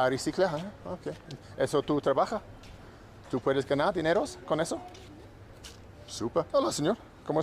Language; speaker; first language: Spanish; non-native, learner; English